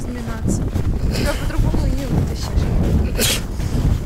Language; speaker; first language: Russian; native; Russian